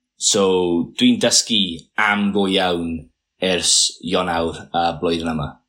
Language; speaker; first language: Welsh; non-native, local second language; English